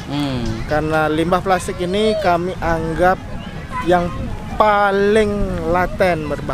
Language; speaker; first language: Indonesian; native; Indonesian